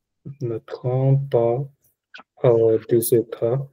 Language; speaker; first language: French; non-native, learner; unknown